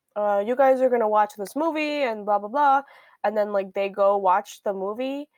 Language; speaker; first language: English; native; English